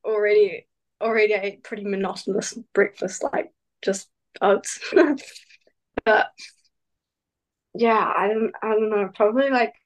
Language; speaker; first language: English; native; English